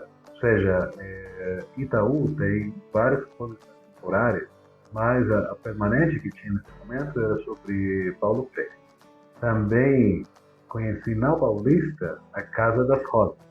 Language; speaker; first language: Portuguese; non-native, fluent; Spanish